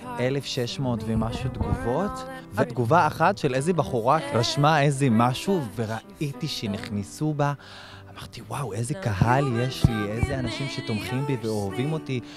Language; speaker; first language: Hebrew; non-native, local second language; Arabic